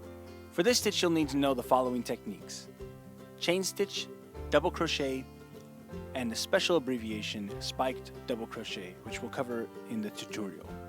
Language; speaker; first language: English; native; English